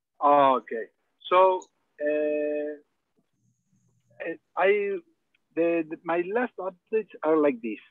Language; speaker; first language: English; non-native, learner; Spanish